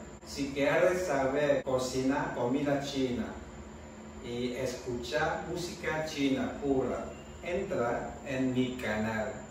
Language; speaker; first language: Spanish; non-native, learner; Chinese